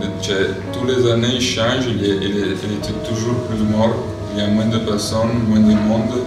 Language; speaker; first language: French; non-native, fluent; Italian